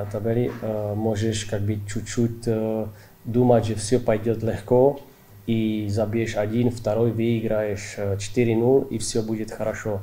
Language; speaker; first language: Russian; non-native, fluent; Czech